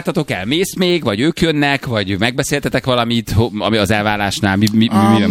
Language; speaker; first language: Hungarian; native; Hungarian